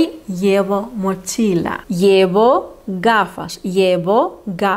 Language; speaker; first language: Spanish; non-native, fluent; Lithuanian